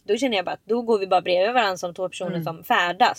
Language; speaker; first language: Swedish; native; Swedish